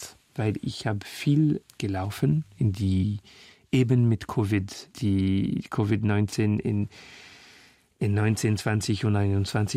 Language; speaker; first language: German; non-native, learner; French